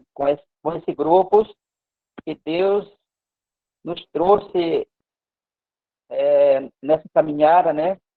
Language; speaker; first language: Portuguese; non-native, local second language; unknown